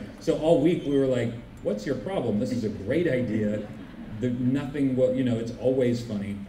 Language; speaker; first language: English; native; English